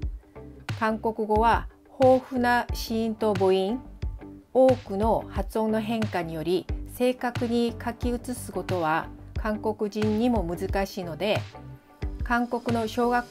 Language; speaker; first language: Japanese; non-native, fluent; Korean